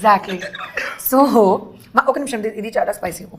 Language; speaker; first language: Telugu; non-native, learner; Hindi